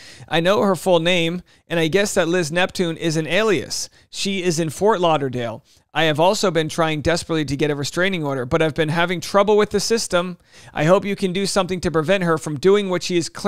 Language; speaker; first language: English; native; English